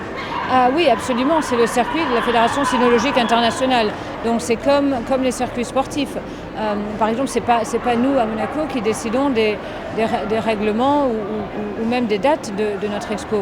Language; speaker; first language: French; native; French